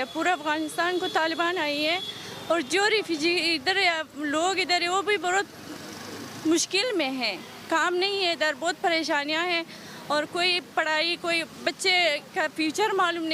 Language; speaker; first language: Hindi; non-native, learner; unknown